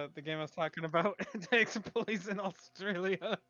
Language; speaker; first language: English; native; English